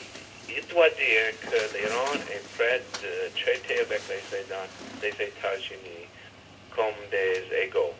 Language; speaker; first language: French; non-native, learner; English